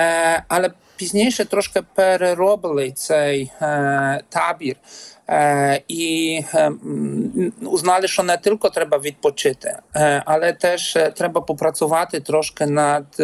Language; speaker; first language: Ukrainian; non-native, learner; Polish